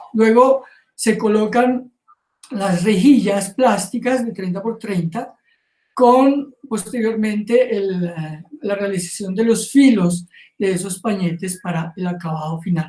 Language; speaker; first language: Spanish; native; Spanish